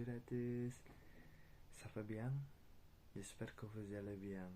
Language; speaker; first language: French; non-native, learner; Indonesian